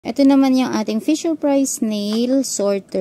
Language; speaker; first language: Filipino; native; Filipino